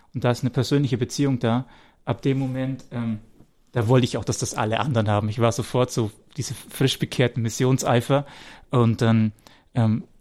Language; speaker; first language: German; native; German